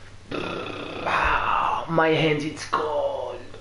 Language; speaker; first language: English; non-native, learner; French